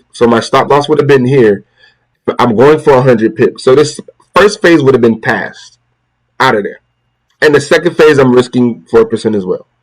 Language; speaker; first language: English; native; English